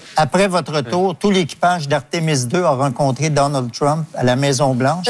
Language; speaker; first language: French; native; French